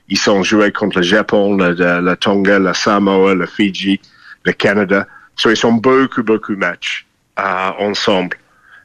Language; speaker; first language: French; non-native, fluent; English